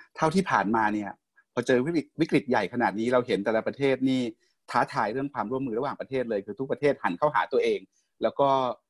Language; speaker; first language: Thai; native; Thai